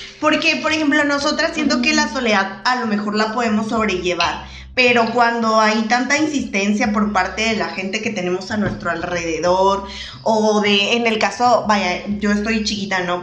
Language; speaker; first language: Spanish; native; Spanish